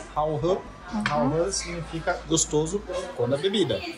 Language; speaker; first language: Portuguese; native; Portuguese